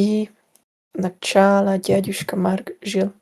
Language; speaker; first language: Russian; non-native, learner; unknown